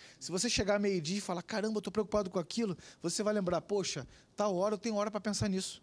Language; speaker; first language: Portuguese; native; Portuguese